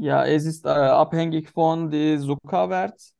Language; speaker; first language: German; non-native, learner; Turkish